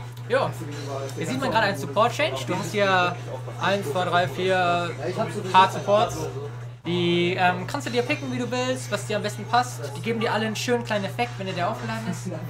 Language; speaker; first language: German; native; German